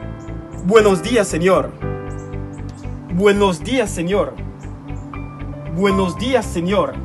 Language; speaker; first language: Spanish; non-native, fluent; Haitian Creole